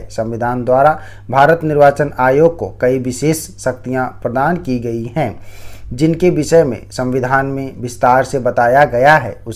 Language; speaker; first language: Hindi; native; Hindi